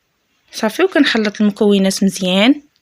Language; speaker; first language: Arabic; native; Arabic